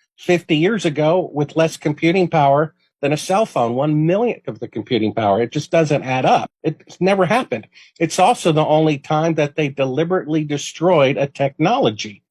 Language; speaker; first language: English; native; English